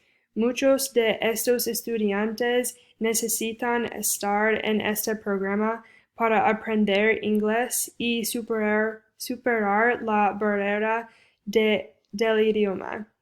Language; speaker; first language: Spanish; non-native, fluent; English